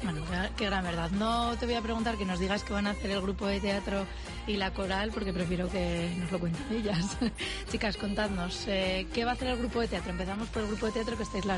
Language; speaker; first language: Spanish; native; Spanish